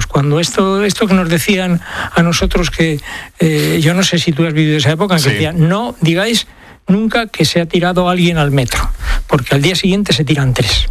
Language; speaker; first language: Spanish; native; Spanish